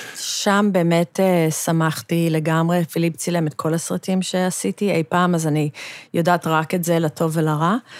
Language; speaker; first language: Hebrew; early bilingual, other home language; English